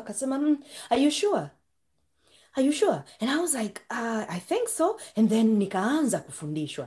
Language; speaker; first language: English; non-native, local second language; Swahili